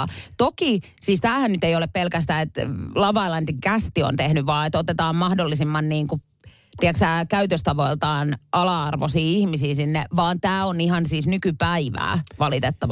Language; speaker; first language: Finnish; native; Finnish